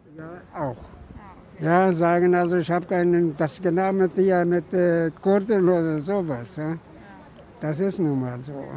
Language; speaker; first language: German; non-native, learner; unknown